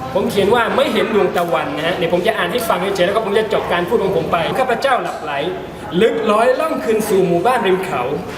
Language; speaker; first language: Thai; non-native, local second language; Malay